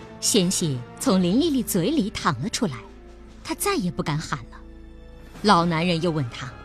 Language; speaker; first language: Chinese; native; Chinese